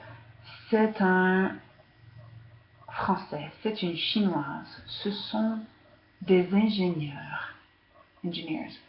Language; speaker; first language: French; non-native, fluent; English